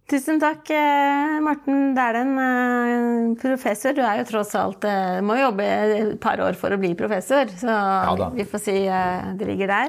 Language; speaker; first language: Norwegian; native; Norwegian